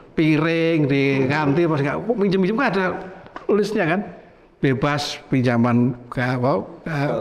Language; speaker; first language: Indonesian; native; Indonesian